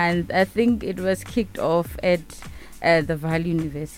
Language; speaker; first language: English; non-native, local second language; Northern Sotho